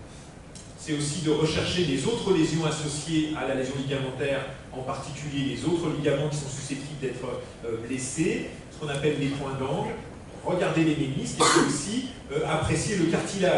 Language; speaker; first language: French; native; French